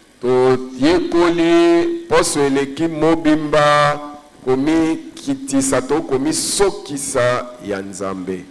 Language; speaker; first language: Lingala; native; Lingala